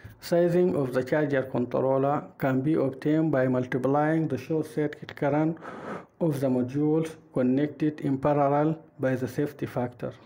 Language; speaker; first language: English; non-native, fluent; Arabic